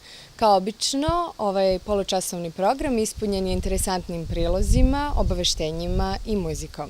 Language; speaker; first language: Bosnian; native; Bosnian